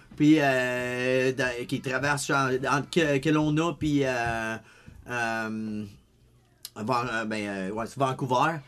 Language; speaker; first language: French; early bilingual, other home language; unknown